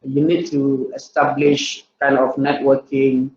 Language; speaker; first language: English; non-native, local second language; Malay